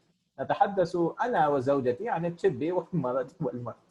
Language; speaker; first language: Arabic; non-native, fluent; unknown